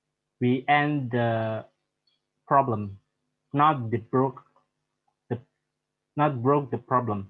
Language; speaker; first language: English; non-native, learner; Indonesian